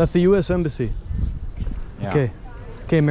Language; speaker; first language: English; native; English